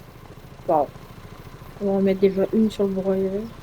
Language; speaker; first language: French; native; French